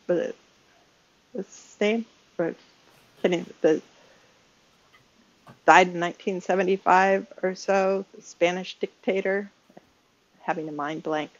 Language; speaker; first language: English; native; English